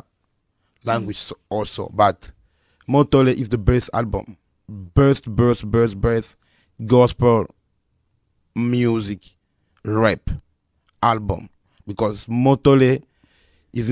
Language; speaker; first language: English; non-native, fluent; Lingala